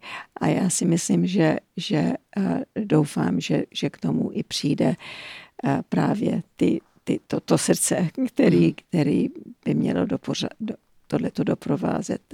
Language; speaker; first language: Czech; early bilingual, heritage; Czech